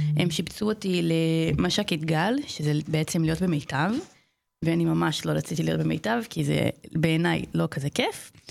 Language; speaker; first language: Hebrew; non-native, fluent; Portuguese